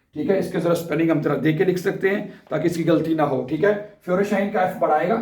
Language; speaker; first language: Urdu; native; Urdu